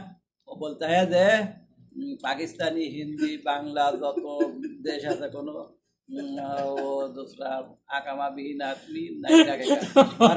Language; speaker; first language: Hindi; non-native, learner; Bangla